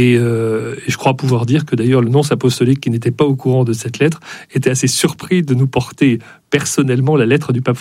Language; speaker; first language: French; native; French